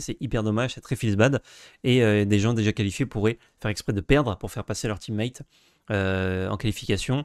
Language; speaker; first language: French; native; French